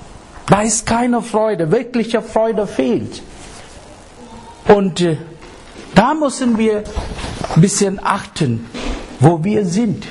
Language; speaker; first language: German; non-native, fluent; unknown